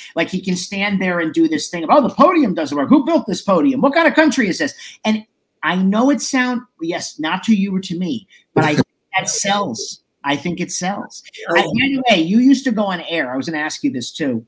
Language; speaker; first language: English; native; English